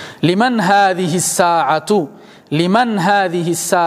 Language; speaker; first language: Arabic; non-native, fluent; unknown